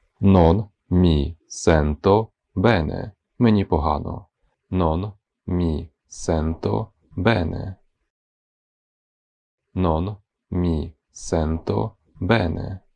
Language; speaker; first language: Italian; non-native, fluent; Ukrainian